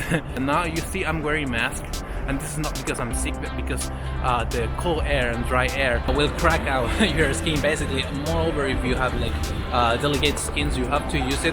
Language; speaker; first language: English; non-native, fluent; Spanish